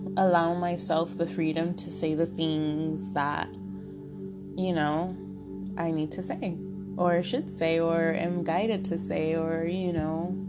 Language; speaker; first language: English; early bilingual, other home language; Spanish